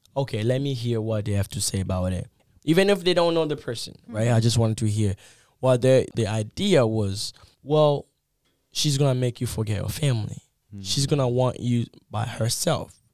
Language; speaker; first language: English; non-native, fluent; Lingala